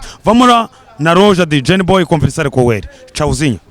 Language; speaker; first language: Portuguese; non-native, learner; Kinyarwanda